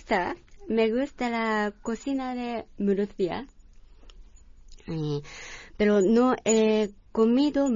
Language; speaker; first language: Spanish; non-native, learner; Japanese